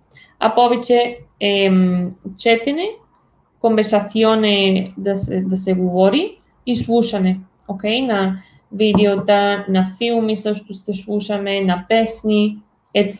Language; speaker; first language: Bulgarian; non-native, fluent; Spanish